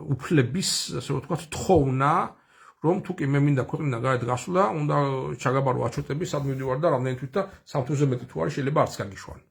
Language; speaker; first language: Georgian; native; Georgian